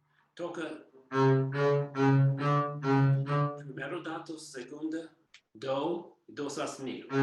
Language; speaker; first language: Portuguese; non-native, learner; English